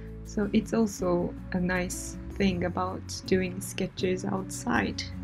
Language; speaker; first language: English; non-native, fluent; Japanese